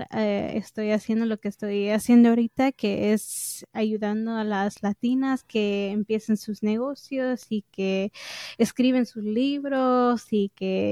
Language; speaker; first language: Spanish; early bilingual, heritage; English